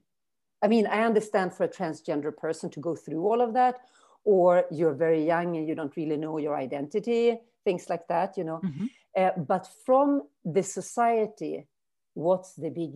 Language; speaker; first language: English; non-native, fluent; Swedish